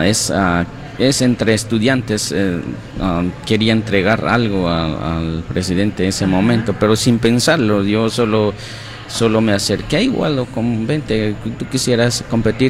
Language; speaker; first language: Spanish; non-native, local second language; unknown